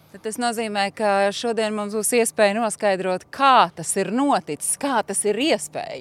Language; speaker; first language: Latvian; native; Latvian